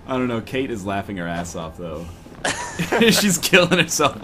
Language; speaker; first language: English; native; English